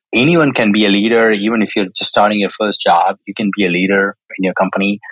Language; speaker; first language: English; non-native, local second language; Tamil